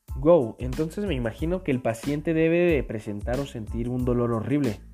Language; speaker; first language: Spanish; native; Spanish